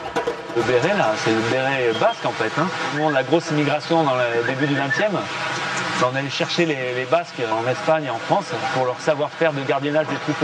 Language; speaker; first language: French; native; French